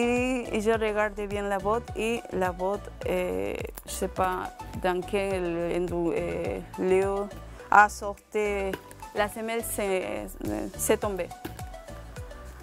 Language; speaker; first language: French; non-native, learner; Spanish